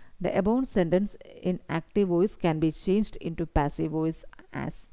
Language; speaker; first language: English; non-native, local second language; Malayalam